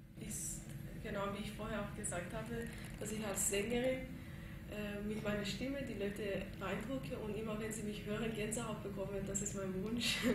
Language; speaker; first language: German; non-native, fluent; Persian